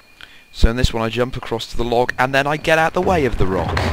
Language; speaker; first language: English; native; English